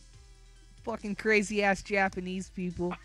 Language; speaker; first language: English; native; English